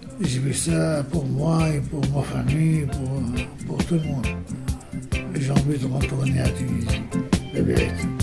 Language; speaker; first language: French; non-native, learner; Arabic